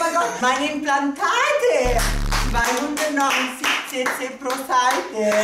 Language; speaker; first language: German; non-native, local second language; Italian